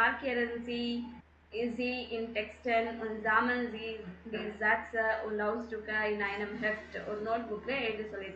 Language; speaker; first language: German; non-native, learner; Tamil